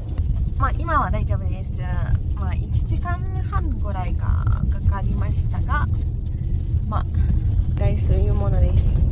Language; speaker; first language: Japanese; non-native, fluent; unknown